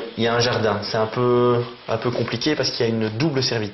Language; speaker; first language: French; native; French